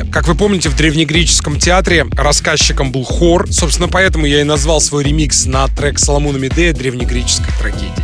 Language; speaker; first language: Russian; native; Russian